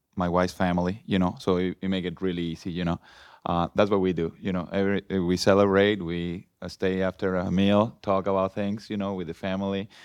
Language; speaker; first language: English; non-native, fluent; Spanish